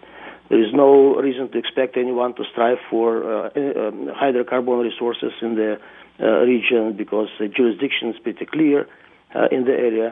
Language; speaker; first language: English; non-native, fluent; Russian